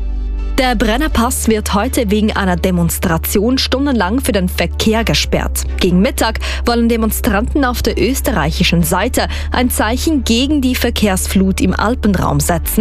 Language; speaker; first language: German; native; German